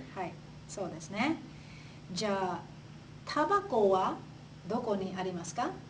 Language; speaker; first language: Japanese; non-native, fluent; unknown